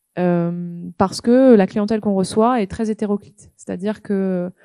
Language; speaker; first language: French; native; French